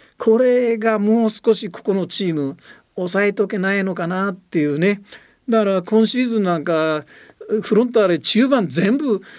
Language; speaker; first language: Japanese; native; Japanese